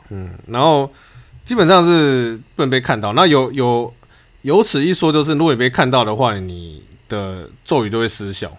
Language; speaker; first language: Chinese; native; Chinese